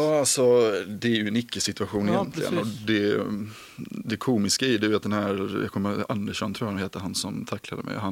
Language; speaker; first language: Swedish; native; Swedish